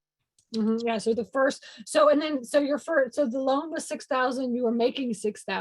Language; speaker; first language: English; native; English